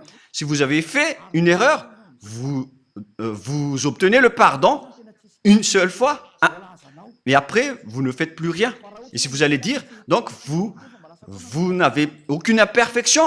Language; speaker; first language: French; non-native, local second language; Malagasy